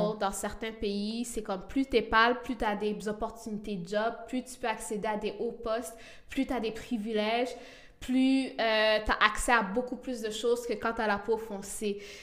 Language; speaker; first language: French; early bilingual, other home language; Rundi